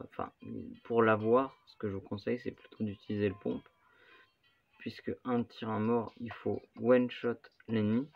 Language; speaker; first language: French; native; French